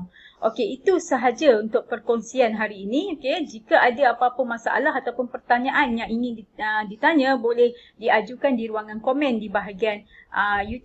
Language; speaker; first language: Malay; native; Malay